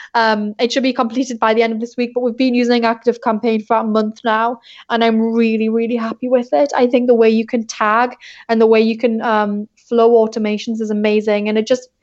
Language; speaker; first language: English; native; English